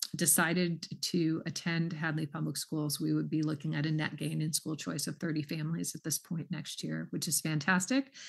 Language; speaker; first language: English; native; English